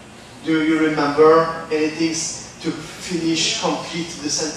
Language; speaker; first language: English; non-native, fluent; French